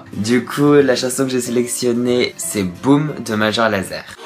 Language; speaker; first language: French; native; French